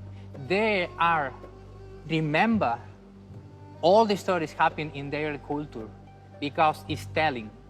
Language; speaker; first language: English; non-native, learner; Spanish